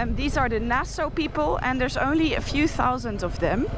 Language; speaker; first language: English; non-native, fluent; Dutch